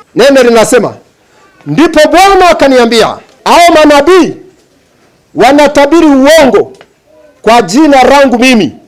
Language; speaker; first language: Swahili; native; Swahili